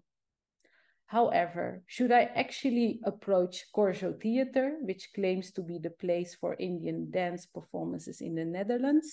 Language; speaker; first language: English; non-native, fluent; Dutch